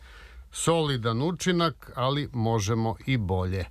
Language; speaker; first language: Serbian; native; Serbian